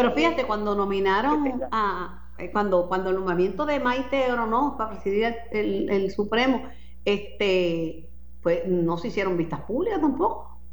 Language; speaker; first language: Spanish; native; Spanish